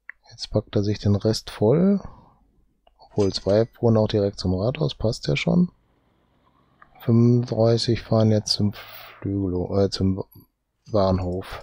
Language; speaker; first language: German; native; German